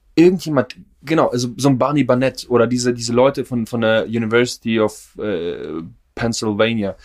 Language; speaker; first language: German; non-native, fluent; Russian